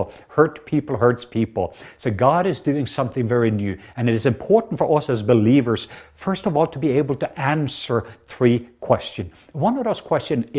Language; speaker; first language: English; non-native, fluent; Norwegian